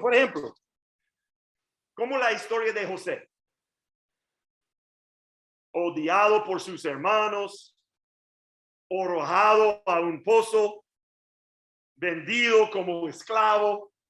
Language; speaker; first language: Spanish; non-native, learner; English